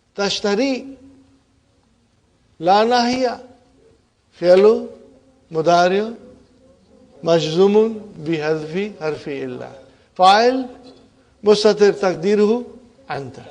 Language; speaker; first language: Arabic; non-native, fluent; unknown